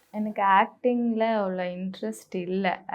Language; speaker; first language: Tamil; non-native, local second language; Bangla